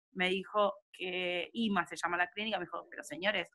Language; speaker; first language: Spanish; native; Spanish